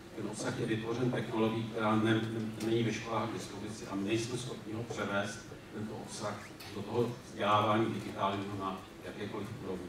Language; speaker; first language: Czech; native; Czech